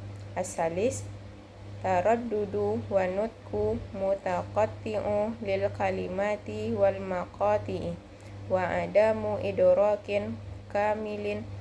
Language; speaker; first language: Arabic; non-native, learner; Indonesian